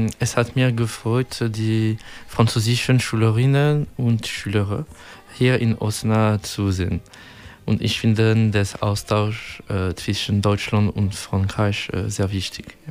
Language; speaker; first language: German; non-native, learner; French